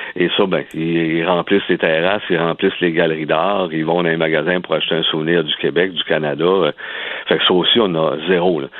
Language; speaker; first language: French; native; French